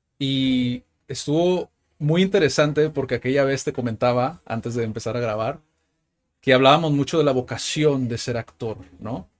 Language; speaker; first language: Spanish; native; Spanish